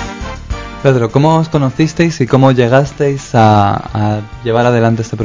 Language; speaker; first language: Spanish; native; Spanish